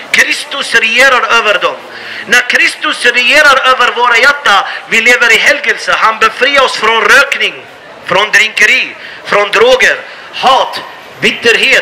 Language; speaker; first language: Swedish; non-native, fluent; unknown